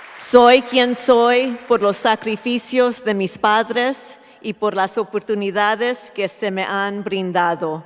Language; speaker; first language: Spanish; early bilingual, heritage; Spanish